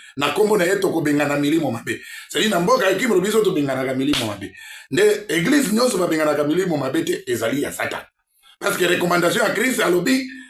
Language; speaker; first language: Lingala; native; Lingala